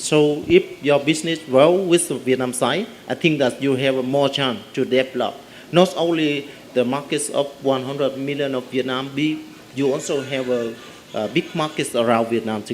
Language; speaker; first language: English; non-native, learner; Vietnamese